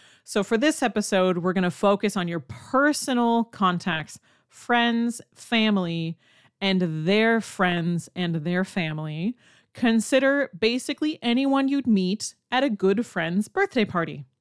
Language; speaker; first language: English; native; English